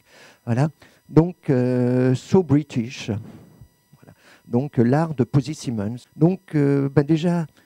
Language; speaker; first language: French; native; French